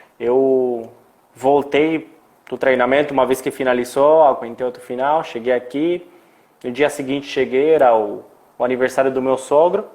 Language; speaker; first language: Portuguese; non-native, fluent; Spanish